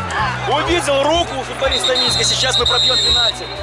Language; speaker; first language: Russian; native; Russian